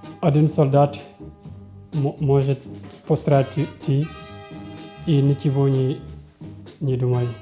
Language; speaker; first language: Russian; non-native, learner; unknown